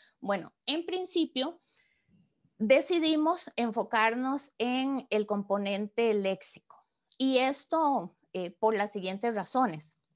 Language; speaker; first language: Spanish; native; Spanish